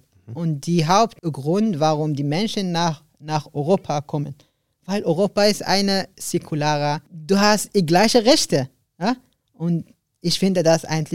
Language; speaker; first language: German; non-native, learner; Arabic